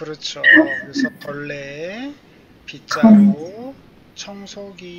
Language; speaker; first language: Korean; native; Korean